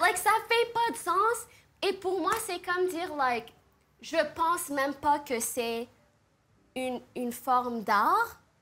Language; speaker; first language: French; early bilingual, heritage; French